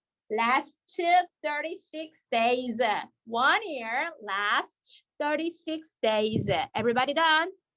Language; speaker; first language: English; non-native, fluent; Korean